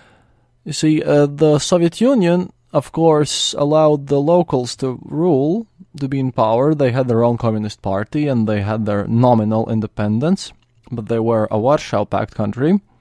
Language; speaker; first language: English; non-native, fluent; Latvian